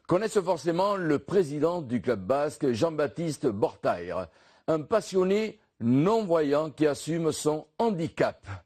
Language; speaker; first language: French; native; French